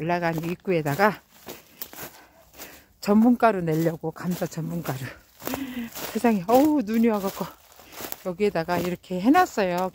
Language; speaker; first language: Korean; native; Korean